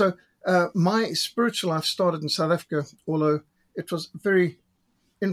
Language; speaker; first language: English; native; English